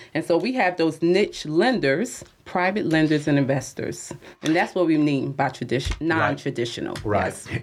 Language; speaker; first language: English; native; English